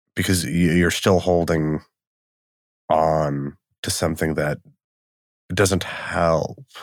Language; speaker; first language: English; native; English